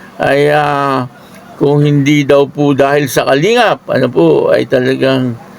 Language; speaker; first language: Filipino; native; Filipino